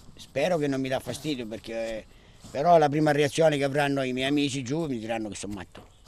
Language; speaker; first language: Italian; native; Italian